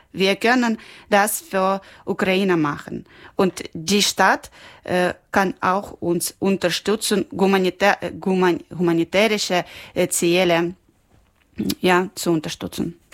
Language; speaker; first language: German; non-native, learner; Ukrainian